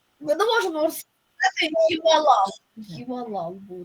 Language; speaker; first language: Ukrainian; non-native, local second language; Russian